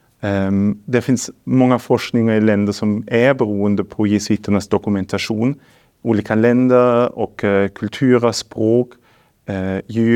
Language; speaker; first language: Swedish; non-native, fluent; German